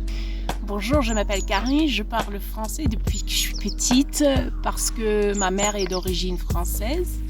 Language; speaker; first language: French; early bilingual, heritage; English